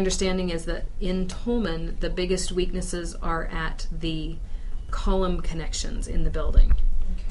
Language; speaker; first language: English; native; English